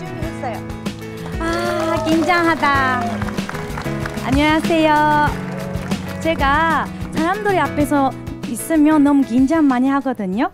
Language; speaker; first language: Korean; non-native, fluent; Japanese